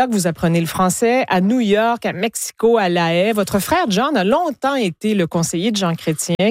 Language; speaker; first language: French; native; French